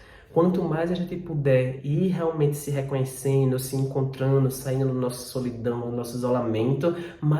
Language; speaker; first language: Portuguese; native; Portuguese